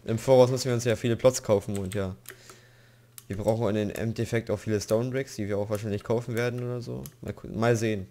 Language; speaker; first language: German; native; German